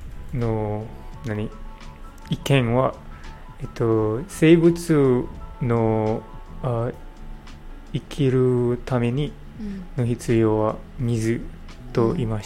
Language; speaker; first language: Japanese; non-native, learner; English